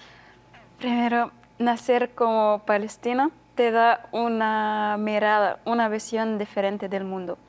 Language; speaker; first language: Spanish; non-native, learner; Arabic